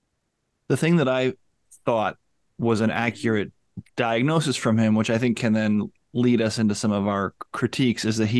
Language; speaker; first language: English; native; English